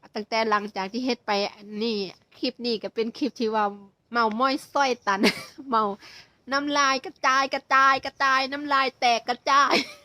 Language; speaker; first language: Thai; native; Thai